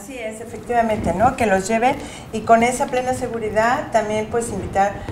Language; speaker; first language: Spanish; native; Spanish